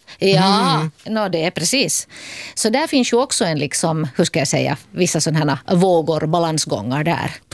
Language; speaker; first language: Swedish; native; Swedish